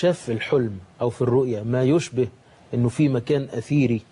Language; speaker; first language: Arabic; native; Arabic